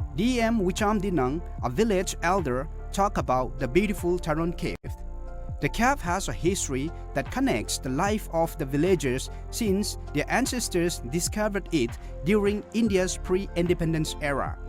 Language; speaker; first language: English; non-native, local second language; Manipuri